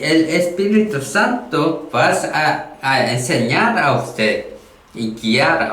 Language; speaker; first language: Spanish; non-native, learner; Korean